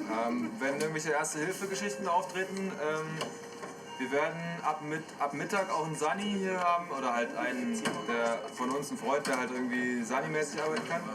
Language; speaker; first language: German; native; German